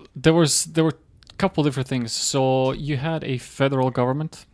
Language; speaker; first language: English; non-native, fluent; Croatian